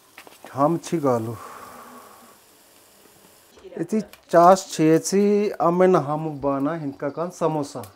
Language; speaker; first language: Armenian; non-native, learner; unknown